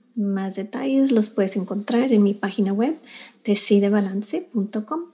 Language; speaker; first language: Spanish; early bilingual, heritage; Spanish